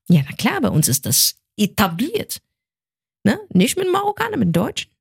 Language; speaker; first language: German; early bilingual, other home language; Arabic